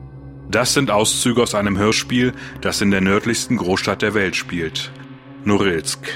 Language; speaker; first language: German; native; German